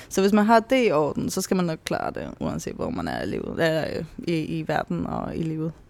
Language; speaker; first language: Danish; non-native, local second language; Faroese